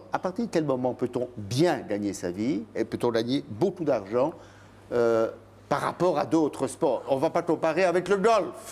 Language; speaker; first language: French; native; French